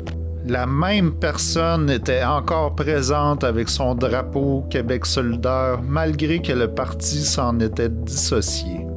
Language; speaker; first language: French; native; French